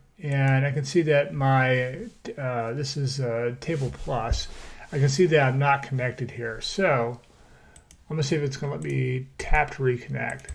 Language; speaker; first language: English; native; English